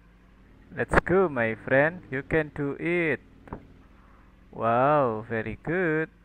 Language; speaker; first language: English; non-native, learner; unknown